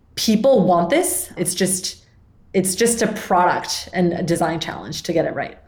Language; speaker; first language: English; non-native, fluent; Spanish